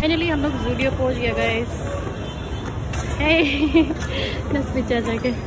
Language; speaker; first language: Hindi; non-native, local second language; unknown